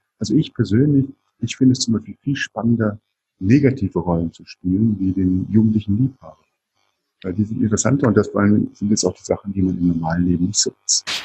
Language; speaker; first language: German; native; German